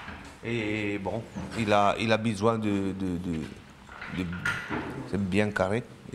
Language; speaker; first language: French; non-native, learner; Italian